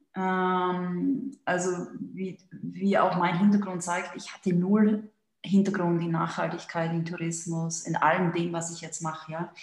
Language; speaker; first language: German; native; German